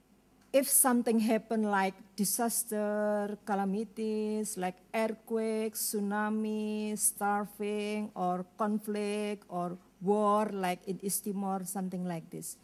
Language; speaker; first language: English; non-native, learner; Indonesian